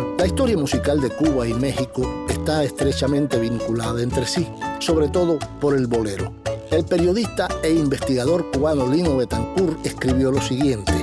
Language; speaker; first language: Spanish; native; Spanish